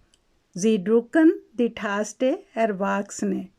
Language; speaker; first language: German; non-native, fluent; Urdu